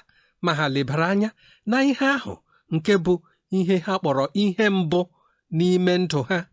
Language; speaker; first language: Igbo; native; Igbo